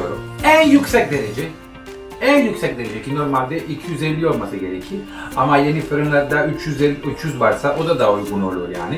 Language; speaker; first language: Turkish; non-native, fluent; Italian